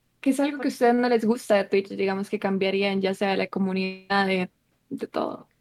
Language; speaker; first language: Spanish; native; Spanish